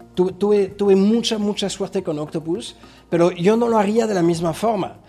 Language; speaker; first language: Spanish; non-native, fluent; French